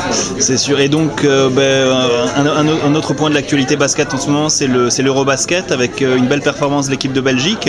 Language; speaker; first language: French; native; French